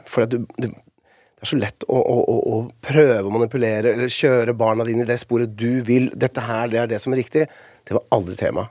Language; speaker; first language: Norwegian; early bilingual, other home language; Spanish